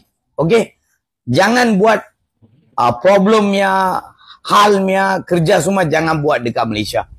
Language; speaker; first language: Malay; non-native, local second language; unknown